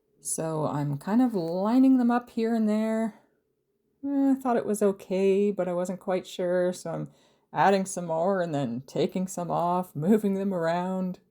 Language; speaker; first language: English; native; English